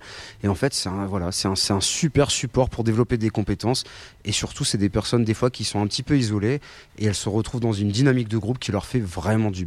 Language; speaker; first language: French; native; French